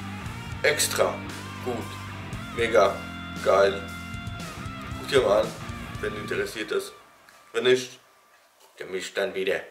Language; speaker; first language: German; non-native, fluent; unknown